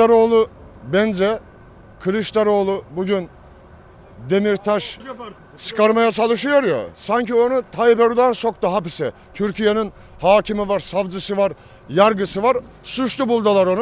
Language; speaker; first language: Turkish; native; Turkish